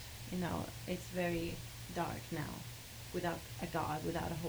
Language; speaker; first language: English; non-native, fluent; Arabic